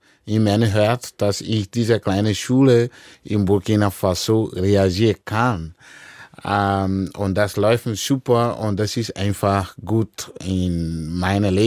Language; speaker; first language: German; non-native, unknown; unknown